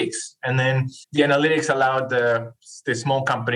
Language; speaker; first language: English; non-native, fluent; Spanish